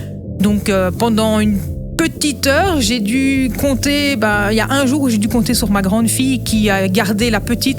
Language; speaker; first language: French; native; French